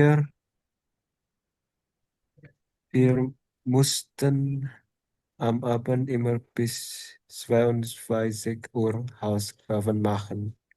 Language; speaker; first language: German; non-native, learner; Indonesian